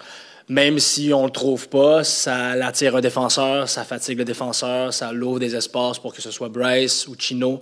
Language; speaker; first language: French; native; French